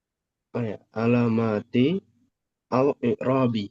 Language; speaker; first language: Arabic; non-native, learner; Indonesian